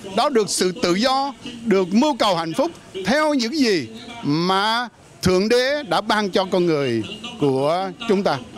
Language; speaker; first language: Vietnamese; native; Vietnamese